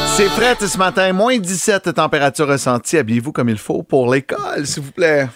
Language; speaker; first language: French; native; French